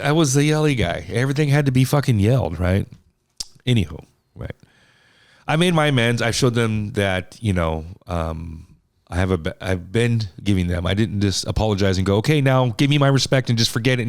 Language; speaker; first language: English; native; English